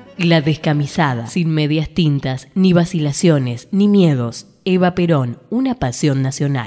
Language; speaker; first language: Spanish; native; Spanish